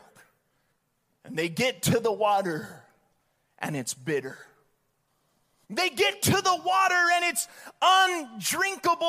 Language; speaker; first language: English; native; English